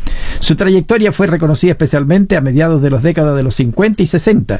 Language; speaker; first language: Spanish; native; Spanish